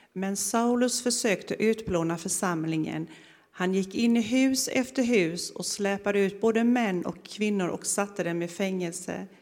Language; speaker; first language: Swedish; native; Swedish